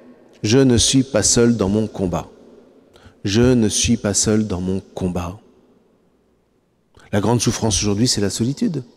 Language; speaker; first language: French; native; French